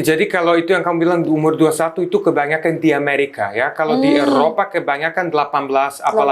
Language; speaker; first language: Indonesian; non-native, fluent; Serbian